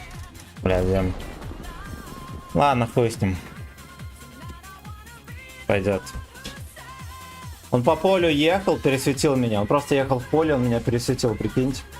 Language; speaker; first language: Russian; native; Russian